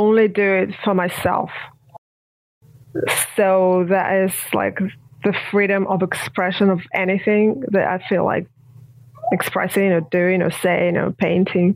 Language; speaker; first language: English; non-native, fluent; Russian